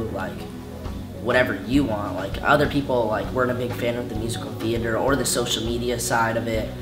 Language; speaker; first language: English; native; English